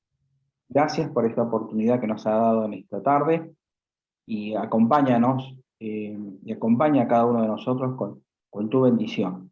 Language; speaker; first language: Spanish; native; Spanish